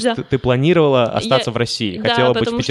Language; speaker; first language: Russian; native; Russian